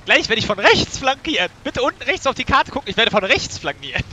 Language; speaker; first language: German; native; German